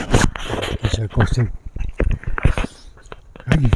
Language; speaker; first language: Spanish; native; Spanish